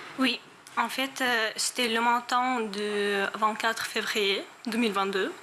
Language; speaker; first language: French; non-native, learner; Ukrainian